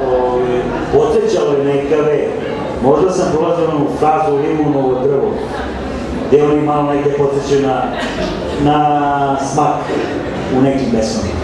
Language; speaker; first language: Serbian; native; Serbian